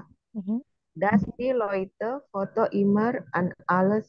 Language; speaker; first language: German; non-native, learner; Indonesian